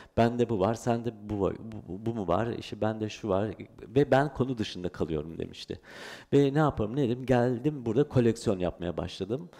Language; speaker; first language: Turkish; early bilingual, heritage; Turkish